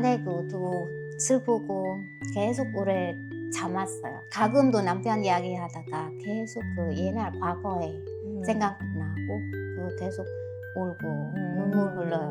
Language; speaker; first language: Korean; non-native, learner; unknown